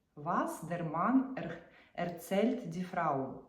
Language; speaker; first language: German; non-native, learner; Ukrainian